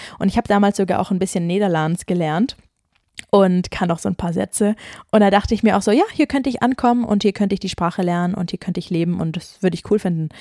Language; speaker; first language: German; native; German